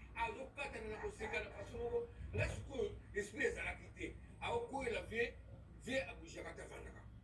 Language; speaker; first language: Lingala; native; Lingala